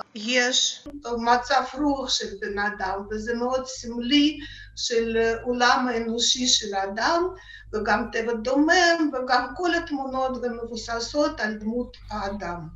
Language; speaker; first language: Hebrew; non-native, fluent; Russian